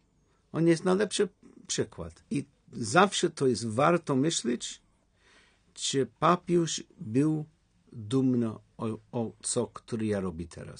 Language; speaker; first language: Polish; non-native, learner; English